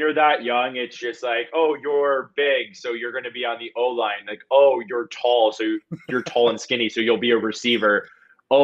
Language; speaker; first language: English; native; English